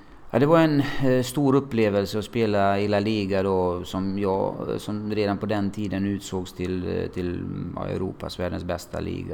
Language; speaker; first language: Swedish; non-native, fluent; Bosnian